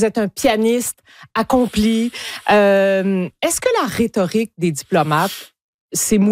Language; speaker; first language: French; native; French